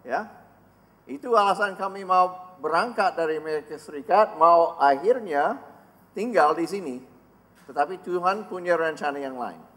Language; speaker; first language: Indonesian; non-native, fluent; English